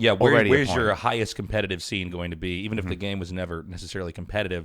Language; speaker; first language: English; native; English